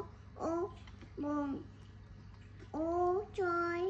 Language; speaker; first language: Chinese; non-native, local second language; Cantonese